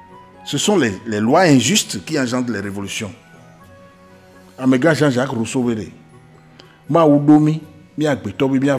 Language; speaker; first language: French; non-native, local second language; Ewe